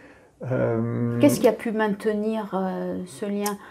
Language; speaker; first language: French; native; French